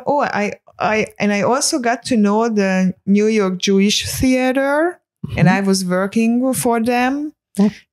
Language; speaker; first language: English; non-native, fluent; Hungarian